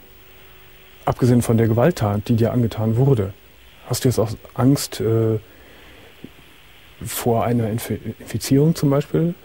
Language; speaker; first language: German; native; German